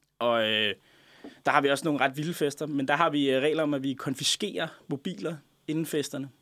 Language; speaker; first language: Danish; native; Danish